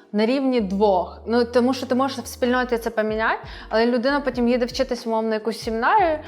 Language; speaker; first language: Ukrainian; non-native, local second language; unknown